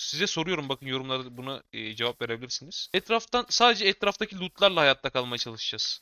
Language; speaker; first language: Turkish; native; Turkish